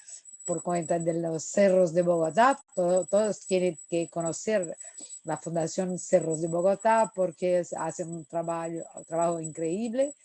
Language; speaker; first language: Spanish; non-native, fluent; Portuguese